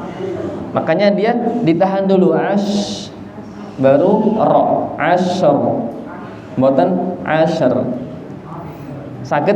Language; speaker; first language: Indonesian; non-native, local second language; Javanese